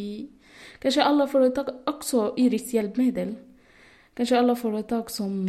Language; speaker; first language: Swedish; non-native, learner; Arabic